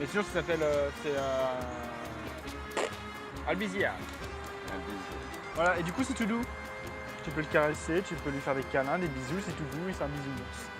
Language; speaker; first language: French; native; French